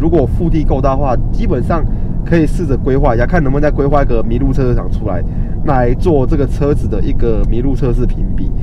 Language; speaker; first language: Chinese; native; Chinese